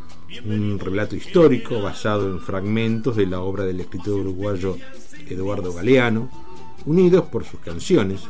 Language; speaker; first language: Spanish; native; Spanish